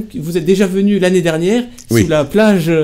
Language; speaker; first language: French; native; French